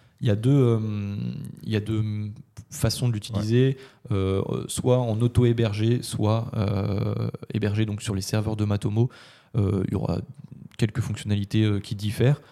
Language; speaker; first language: French; native; French